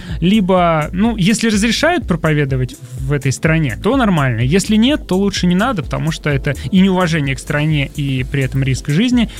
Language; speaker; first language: Russian; native; Russian